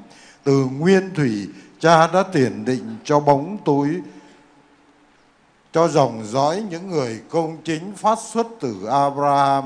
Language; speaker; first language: Vietnamese; native; Vietnamese